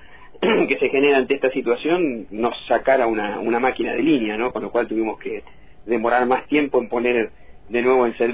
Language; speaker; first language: Spanish; native; Spanish